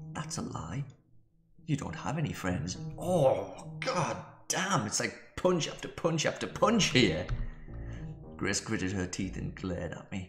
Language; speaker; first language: English; native; English